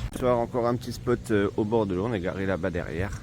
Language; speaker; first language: French; native; French